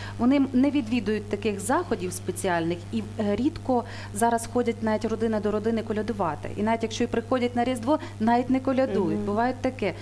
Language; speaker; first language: Ukrainian; native; Ukrainian